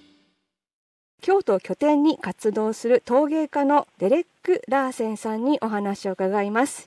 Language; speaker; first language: Japanese; native; Japanese